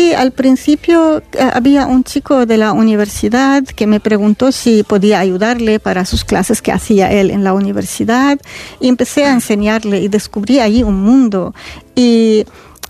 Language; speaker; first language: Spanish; non-native, fluent; Arabic